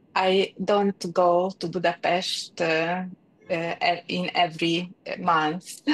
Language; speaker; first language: English; non-native, learner; Hungarian